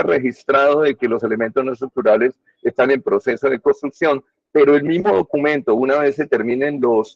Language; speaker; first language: Spanish; native; Spanish